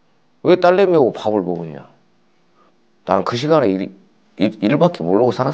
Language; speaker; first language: Korean; native; Korean